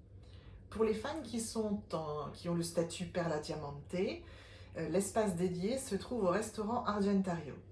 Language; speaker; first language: French; native; French